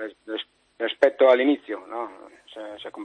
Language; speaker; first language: Spanish; non-native, learner; Italian